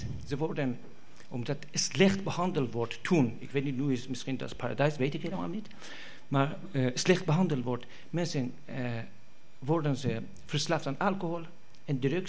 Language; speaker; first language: Dutch; non-native, fluent; Persian